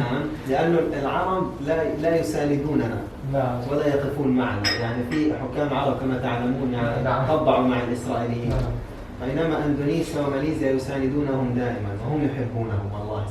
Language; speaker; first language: Arabic; native; Arabic